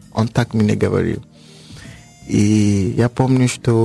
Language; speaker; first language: Russian; non-native, learner; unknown